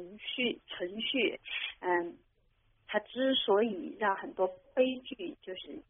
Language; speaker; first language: Chinese; native; Chinese